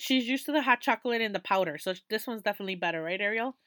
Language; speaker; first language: English; early bilingual, other home language; Spanish